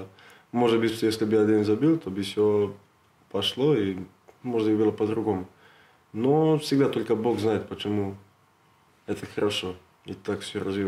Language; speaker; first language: Russian; non-native, learner; Serbian